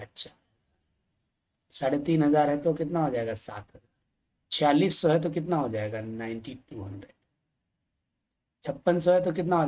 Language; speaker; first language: Hindi; native; Hindi